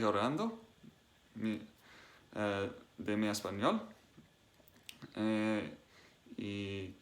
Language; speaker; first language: Spanish; non-native, learner; English